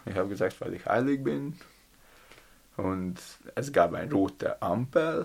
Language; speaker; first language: German; non-native, learner; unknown